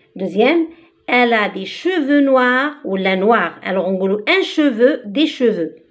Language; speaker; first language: French; non-native, local second language; Arabic